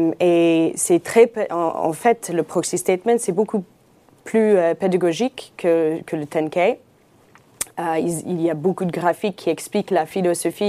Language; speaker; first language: French; non-native, fluent; English